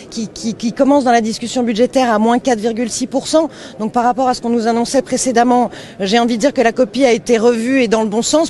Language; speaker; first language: French; native; French